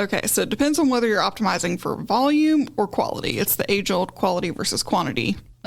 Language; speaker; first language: English; native; English